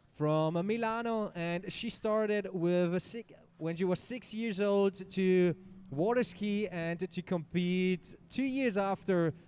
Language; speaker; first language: English; non-native, fluent; German